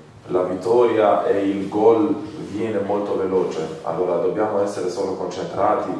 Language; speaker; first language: Italian; non-native, fluent; Croatian